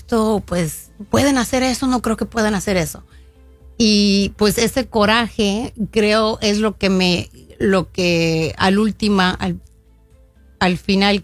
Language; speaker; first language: Spanish; early bilingual, heritage; Spanish